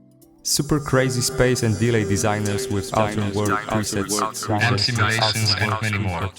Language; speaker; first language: English; non-native, fluent; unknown